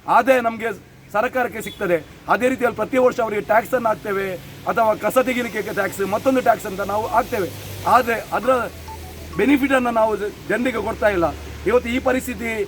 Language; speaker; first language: Kannada; non-native, local second language; Tulu